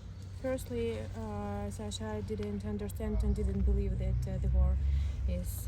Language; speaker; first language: English; non-native, learner; Ukrainian